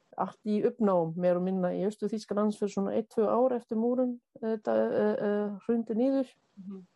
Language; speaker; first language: Icelandic; non-native, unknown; German